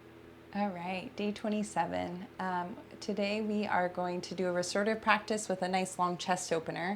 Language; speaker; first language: English; native; English